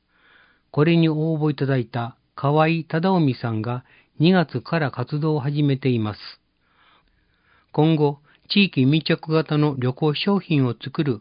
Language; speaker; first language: Japanese; native; Japanese